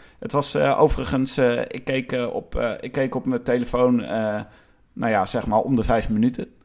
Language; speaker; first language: Dutch; native; Dutch